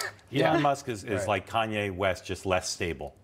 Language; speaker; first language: English; native; English